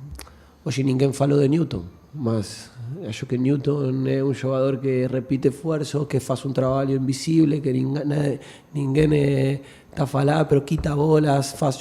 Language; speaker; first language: Portuguese; non-native, fluent; Spanish